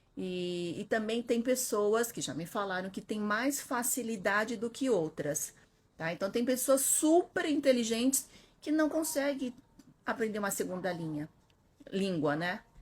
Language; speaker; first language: Portuguese; early bilingual, other home language; Korean